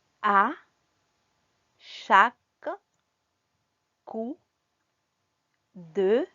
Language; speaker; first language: French; non-native, fluent; Spanish